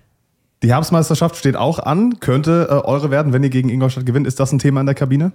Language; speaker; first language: German; native; German